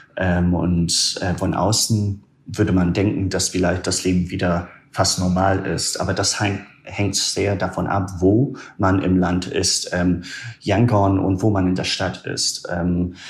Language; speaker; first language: German; non-native, fluent; English